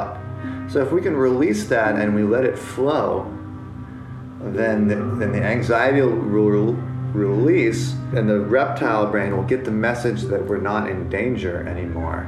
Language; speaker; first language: English; native; English